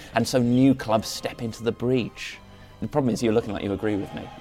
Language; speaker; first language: English; native; English